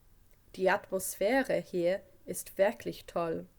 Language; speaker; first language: German; non-native, fluent; English